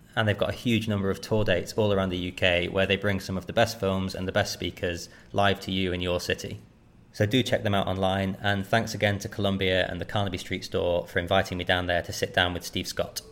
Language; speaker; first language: English; native; English